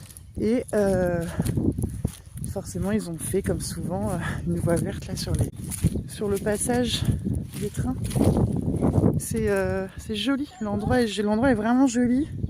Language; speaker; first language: French; native; French